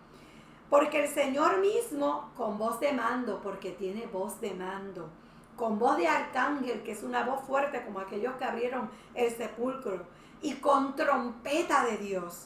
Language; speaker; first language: Spanish; native; Spanish